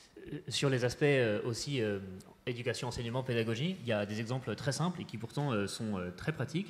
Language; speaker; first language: French; native; French